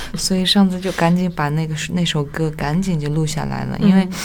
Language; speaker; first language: Chinese; non-native, local second language; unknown